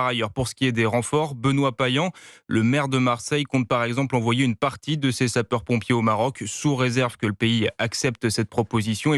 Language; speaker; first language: French; native; French